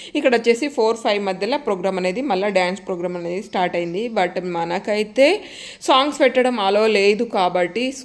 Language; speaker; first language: Telugu; non-native, local second language; Lambadi